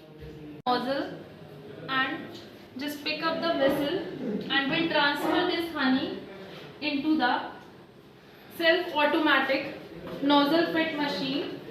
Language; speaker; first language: English; non-native, local second language; Hindi